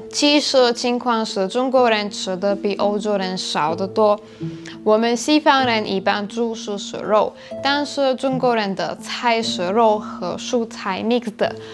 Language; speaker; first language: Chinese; non-native, fluent; Slovak